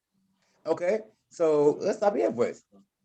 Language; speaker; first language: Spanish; non-native, fluent; English